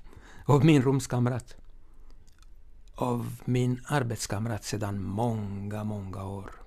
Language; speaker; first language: Swedish; non-native, fluent; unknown